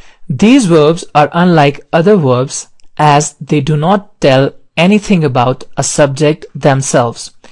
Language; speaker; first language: English; non-native, local second language; Urdu